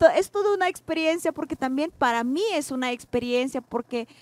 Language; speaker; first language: Spanish; non-native, local second language; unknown